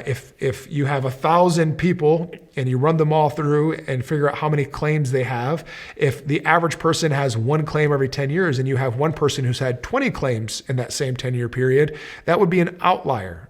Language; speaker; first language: English; native; English